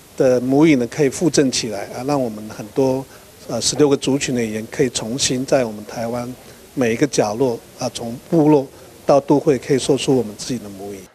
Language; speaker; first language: Chinese; non-native, local second language; Amis